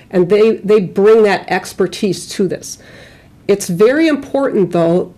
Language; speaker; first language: English; native; English